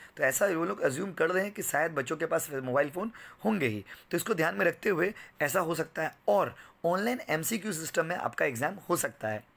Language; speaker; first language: Hindi; native; Hindi